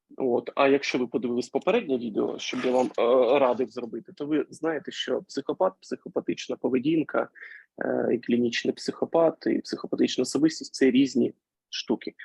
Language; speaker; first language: Ukrainian; non-native, local second language; Russian